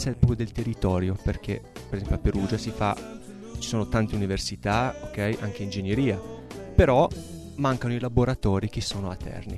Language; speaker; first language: Italian; non-native, fluent; Arabic